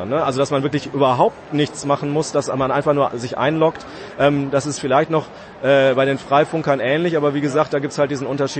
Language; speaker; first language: German; native; German